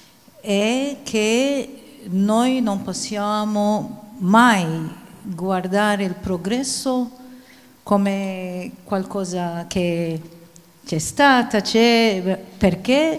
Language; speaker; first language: Italian; non-native, fluent; Maltese